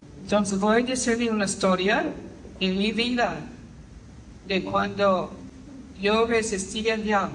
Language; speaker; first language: Spanish; non-native, fluent; English